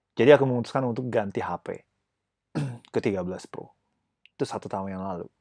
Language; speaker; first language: Indonesian; non-native, fluent; Japanese